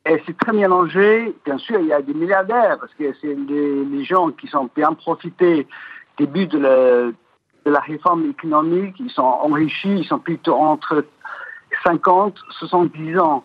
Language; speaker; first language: French; non-native, fluent; Chinese